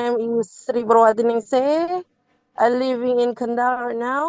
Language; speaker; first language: English; non-native, learner; Chinese